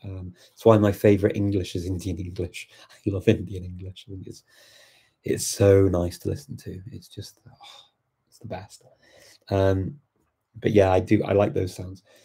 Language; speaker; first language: English; native; English